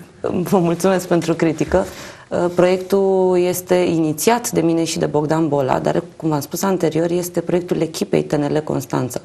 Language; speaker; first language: Romanian; native; Romanian